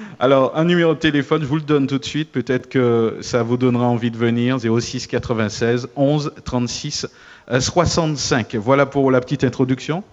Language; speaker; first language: French; native; French